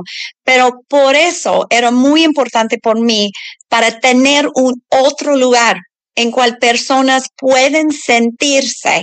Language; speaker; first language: Spanish; early bilingual, other home language; English